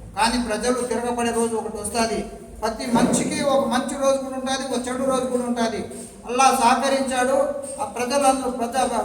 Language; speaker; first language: Telugu; non-native, local second language; Urdu